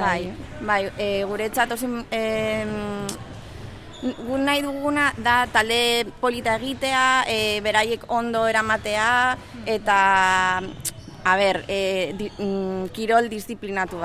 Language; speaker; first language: Basque; non-native, local second language; Spanish